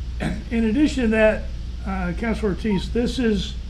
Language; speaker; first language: English; native; English